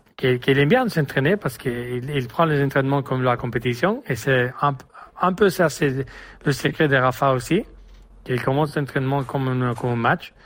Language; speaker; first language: French; non-native, fluent; Spanish